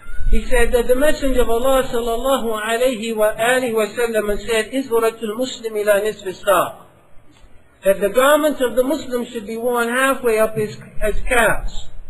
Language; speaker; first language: English; native; English